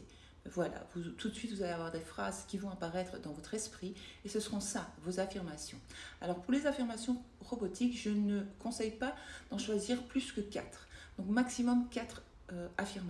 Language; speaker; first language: French; native; French